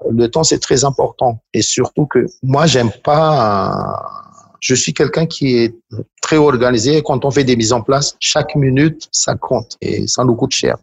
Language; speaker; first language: French; non-native, local second language; Malagasy